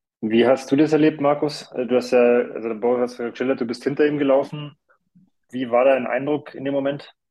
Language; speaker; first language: German; native; German